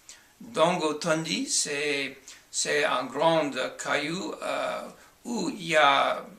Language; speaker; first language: French; non-native, fluent; English